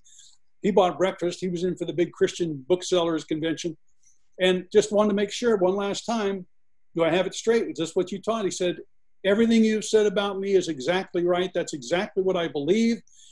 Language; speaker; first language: English; native; English